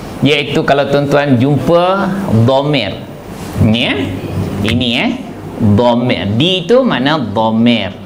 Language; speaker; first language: Malay; native; Malay